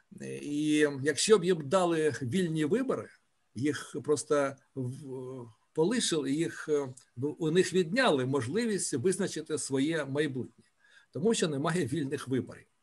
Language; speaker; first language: Ukrainian; native; Ukrainian